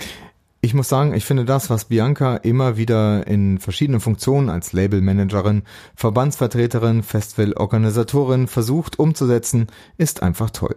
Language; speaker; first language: German; native; German